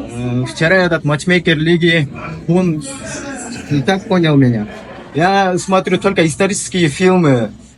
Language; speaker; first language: Russian; non-native, local second language; Kyrgyz